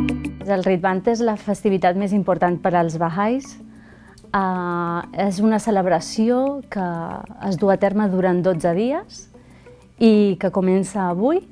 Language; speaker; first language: Catalan; early bilingual, other home language; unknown